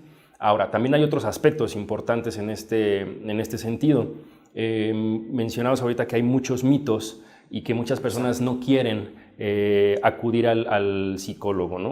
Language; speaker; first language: Spanish; native; Spanish